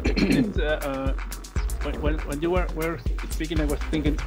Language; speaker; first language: English; non-native, learner; Spanish